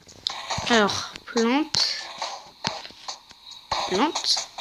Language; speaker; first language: French; native; French